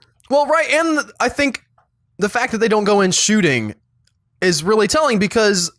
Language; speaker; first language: English; native; English